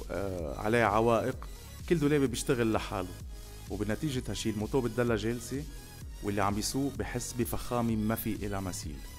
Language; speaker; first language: Arabic; native; Arabic